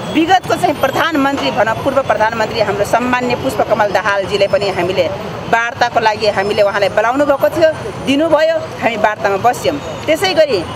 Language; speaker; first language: Nepali; non-native, local second language; Dangaura Tharu